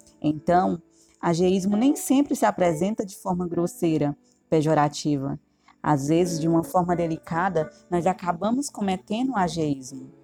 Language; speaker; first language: Portuguese; native; Portuguese